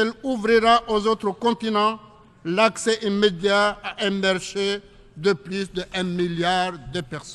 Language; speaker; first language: French; non-native, local second language; Ngazidja Comorian